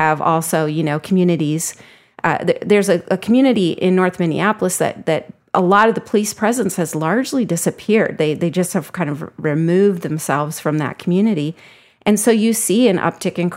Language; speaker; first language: English; native; English